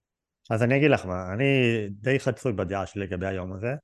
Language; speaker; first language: Hebrew; native; Hebrew